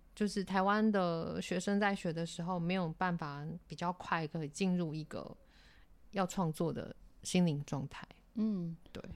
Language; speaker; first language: Chinese; native; Chinese